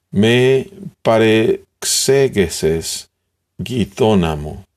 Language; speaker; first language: Greek; non-native, learner; Spanish